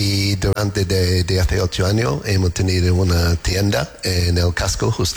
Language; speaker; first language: Spanish; non-native, learner; English